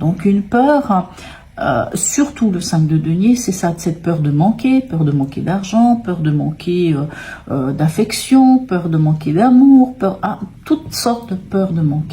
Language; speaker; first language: French; native; French